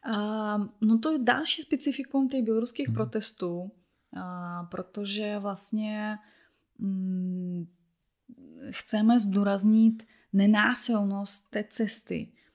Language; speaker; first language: Czech; non-native, fluent; Russian